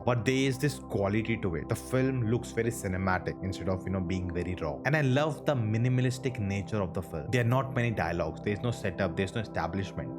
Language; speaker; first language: English; non-native, local second language; Hindi